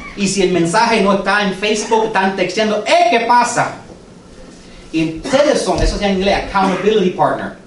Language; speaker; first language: Spanish; early bilingual, heritage; English